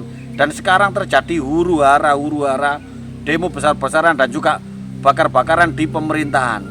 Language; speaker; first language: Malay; non-native, local second language; Javanese